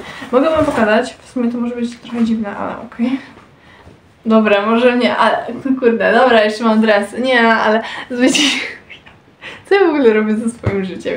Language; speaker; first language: Polish; native; Polish